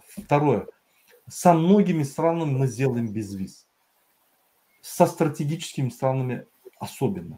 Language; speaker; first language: Russian; native; Russian